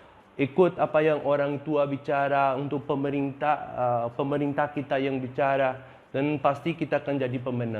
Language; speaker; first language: Indonesian; non-native, fluent; Portuguese